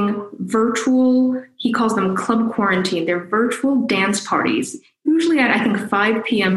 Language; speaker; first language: English; native; English